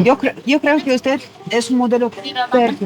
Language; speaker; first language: Spanish; non-native, learner; Russian